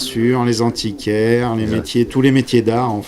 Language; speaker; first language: French; native; French